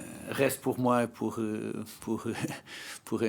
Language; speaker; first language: French; non-native, learner; Portuguese